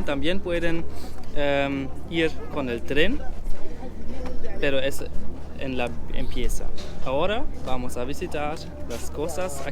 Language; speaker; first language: Spanish; non-native, learner; German